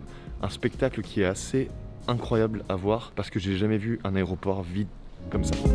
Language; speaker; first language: French; native; French